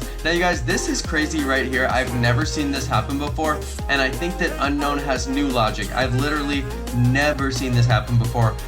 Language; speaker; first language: English; native; English